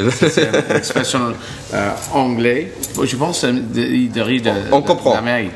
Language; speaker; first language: French; non-native, learner; English